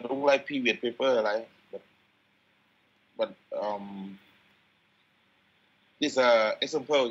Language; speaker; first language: English; non-native, learner; Thai